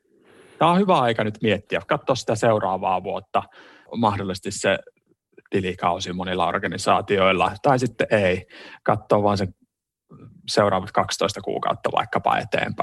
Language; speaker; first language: Finnish; native; Finnish